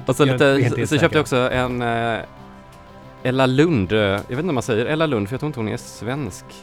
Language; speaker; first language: Swedish; native; Swedish